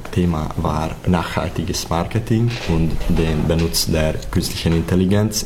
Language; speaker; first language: German; non-native, learner; Hungarian